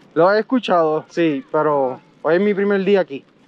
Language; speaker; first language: Spanish; native; Spanish